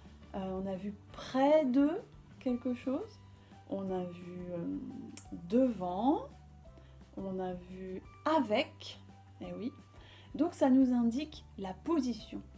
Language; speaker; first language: French; native; French